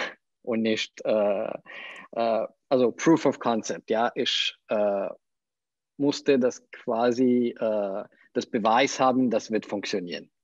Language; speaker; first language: German; non-native, fluent; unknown